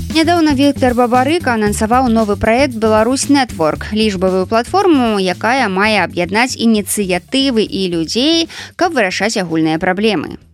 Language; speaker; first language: Belarusian; non-native, local second language; Russian